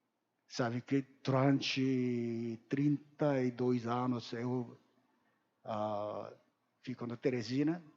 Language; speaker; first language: Portuguese; non-native, learner; Korean